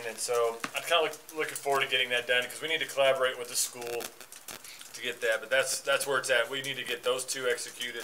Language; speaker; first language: English; native; English